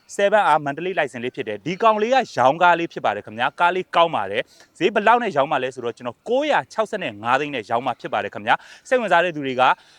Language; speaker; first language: Burmese; native; Burmese